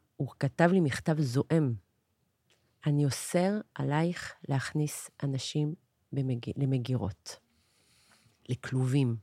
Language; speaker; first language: Hebrew; non-native, fluent; French